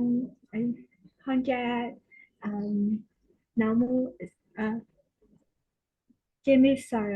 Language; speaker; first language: Korean; non-native, learner; Vietnamese